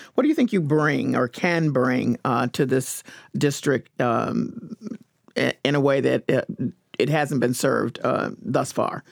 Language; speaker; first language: English; native; English